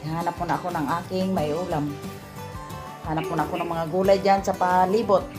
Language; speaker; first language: Filipino; non-native, local second language; Cebuano